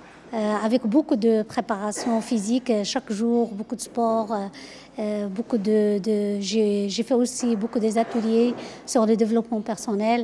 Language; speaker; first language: French; non-native, local second language; Arabic